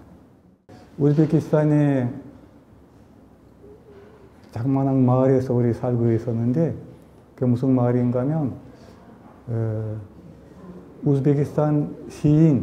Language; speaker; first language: Korean; early bilingual, heritage; Korean